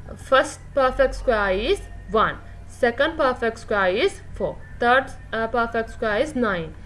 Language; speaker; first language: English; non-native, local second language; Sinhala